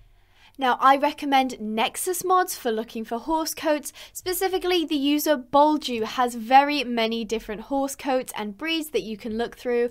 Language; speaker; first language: English; native; English